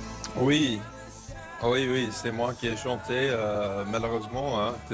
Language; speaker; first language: French; non-native, fluent; English